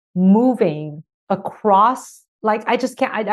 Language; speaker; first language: English; early bilingual, other home language; Chinese